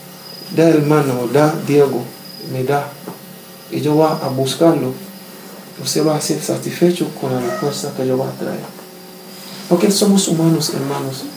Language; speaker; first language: Spanish; non-native, learner; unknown